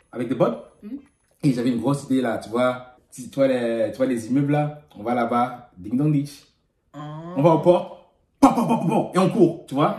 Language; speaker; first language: French; native; French